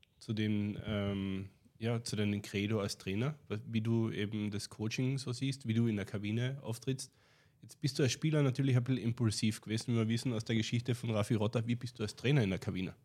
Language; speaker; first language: German; native; German